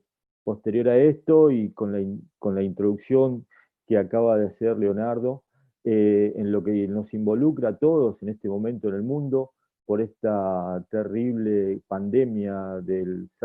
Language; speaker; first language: Spanish; native; Spanish